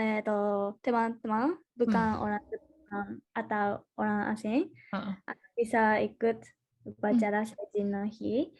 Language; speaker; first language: Indonesian; non-native, learner; Japanese